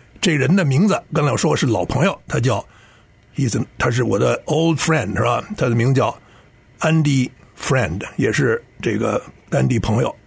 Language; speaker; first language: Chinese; native; Chinese